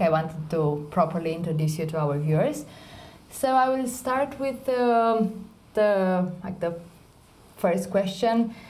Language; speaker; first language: English; non-native, fluent; Romanian